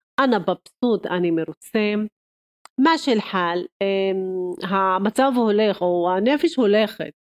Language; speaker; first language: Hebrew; non-native, local second language; Arabic